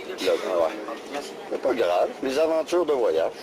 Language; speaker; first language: French; native; French